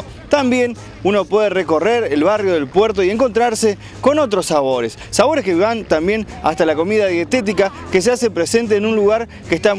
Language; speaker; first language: Spanish; native; Spanish